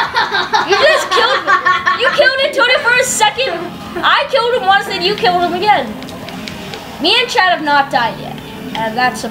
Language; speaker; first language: English; native; English